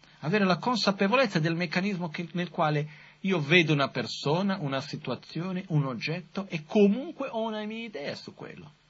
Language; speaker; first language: Italian; non-native, fluent; Portuguese